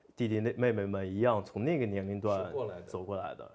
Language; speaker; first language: Chinese; native; Chinese